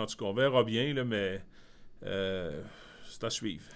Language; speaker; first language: French; native; French